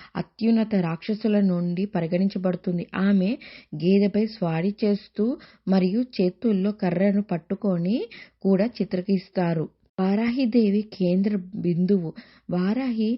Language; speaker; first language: Telugu; native; Telugu